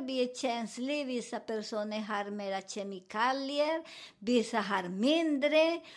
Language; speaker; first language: Swedish; non-native, fluent; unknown